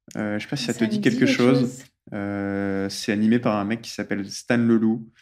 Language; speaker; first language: French; native; French